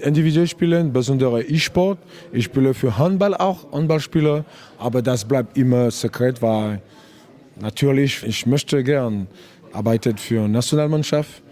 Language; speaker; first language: German; non-native, learner; French